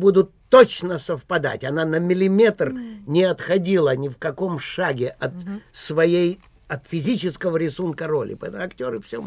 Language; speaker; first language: Russian; native; Russian